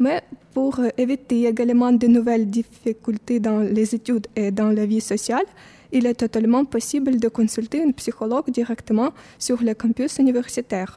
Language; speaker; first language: French; non-native, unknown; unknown